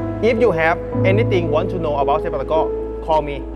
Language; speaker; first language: English; non-native, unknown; Thai